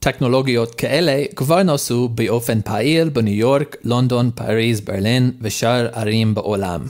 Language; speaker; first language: Hebrew; non-native, learner; English